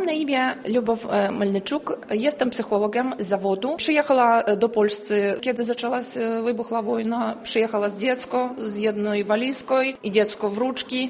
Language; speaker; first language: Polish; non-native, learner; Ukrainian